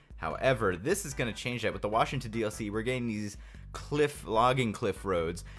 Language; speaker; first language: English; native; English